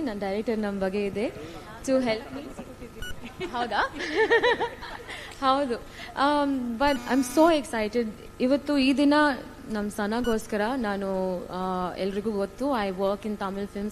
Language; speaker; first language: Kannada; non-native, learner; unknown